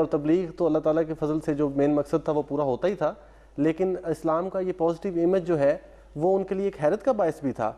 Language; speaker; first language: Urdu; native; Urdu